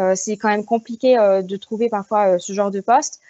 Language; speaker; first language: French; native; French